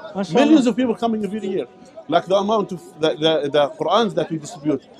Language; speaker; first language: English; non-native, fluent; Arabic